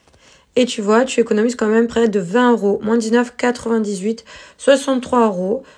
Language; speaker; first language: French; native; French